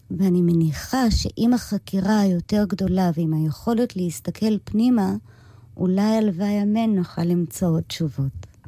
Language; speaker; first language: Hebrew; early bilingual, other home language; English